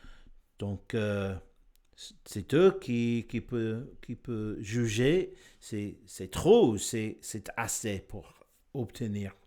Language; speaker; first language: French; non-native, learner; English